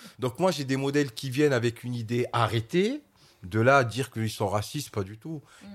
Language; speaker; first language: French; native; French